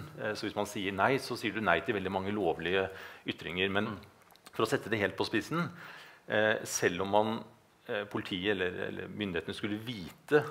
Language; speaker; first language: Norwegian; native; Norwegian